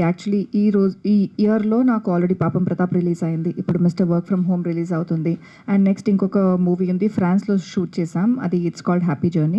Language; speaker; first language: Telugu; non-native, fluent; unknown